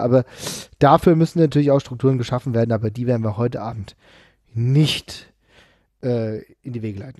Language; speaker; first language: German; native; German